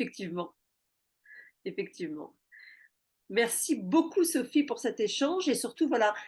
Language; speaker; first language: French; native; French